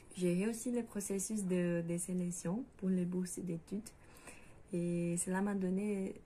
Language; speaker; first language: French; non-native, fluent; Portuguese